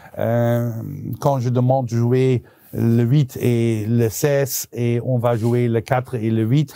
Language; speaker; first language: French; non-native, local second language; Dutch